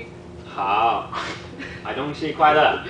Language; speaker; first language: Chinese; non-native, learner; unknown